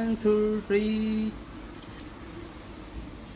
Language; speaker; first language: English; non-native, learner; Chinese